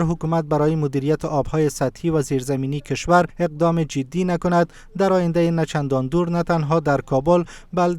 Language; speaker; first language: Persian; native; Persian